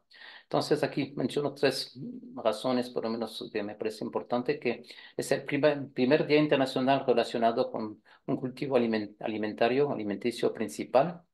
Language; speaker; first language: Spanish; non-native, fluent; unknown